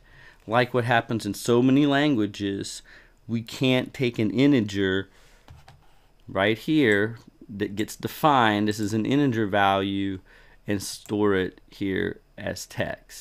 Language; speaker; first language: English; native; English